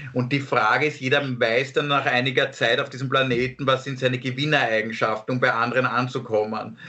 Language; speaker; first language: German; native; German